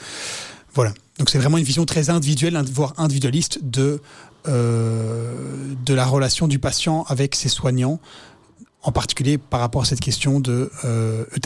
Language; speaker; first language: French; native; French